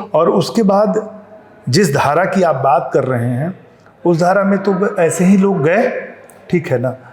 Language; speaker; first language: Hindi; non-native, local second language; Bhojpuri